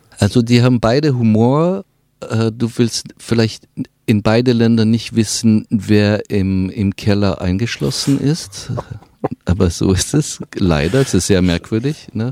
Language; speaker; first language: German; non-native, fluent; French